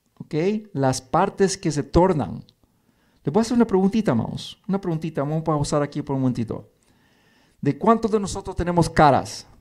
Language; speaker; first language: Spanish; early bilingual, heritage; Spanish